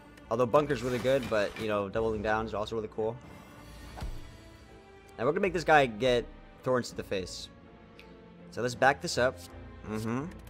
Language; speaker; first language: English; native; English